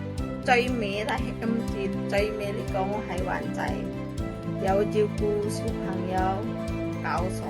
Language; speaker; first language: Cantonese; non-native, learner; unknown